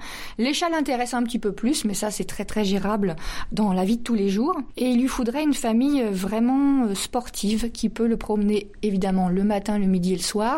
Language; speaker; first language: French; native; French